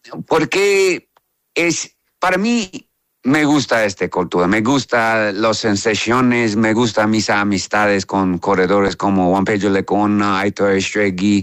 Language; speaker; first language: Spanish; non-native, learner; English